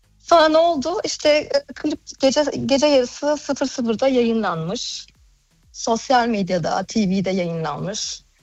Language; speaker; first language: Turkish; early bilingual, heritage; Turkish